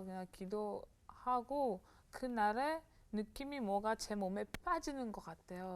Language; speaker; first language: Korean; non-native, fluent; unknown